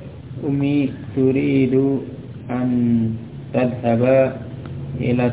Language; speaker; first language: Arabic; non-native, learner; Indonesian